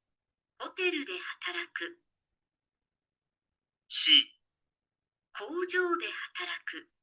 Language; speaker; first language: Japanese; non-native, learner; Bangla